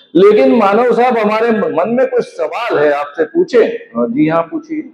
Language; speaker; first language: Hindi; non-native, local second language; Marathi